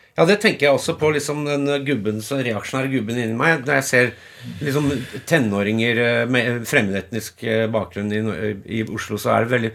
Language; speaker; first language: Norwegian; native; Norwegian